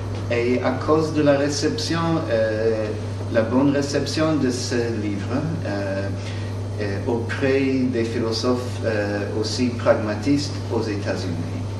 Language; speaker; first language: French; non-native, fluent; English